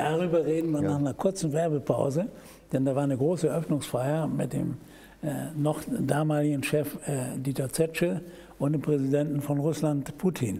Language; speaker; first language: German; native; German